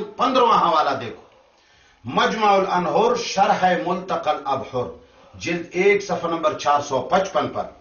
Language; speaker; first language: Urdu; non-native, local second language; Pashto